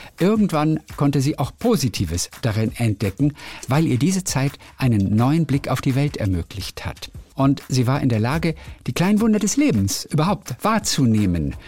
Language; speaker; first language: German; native; German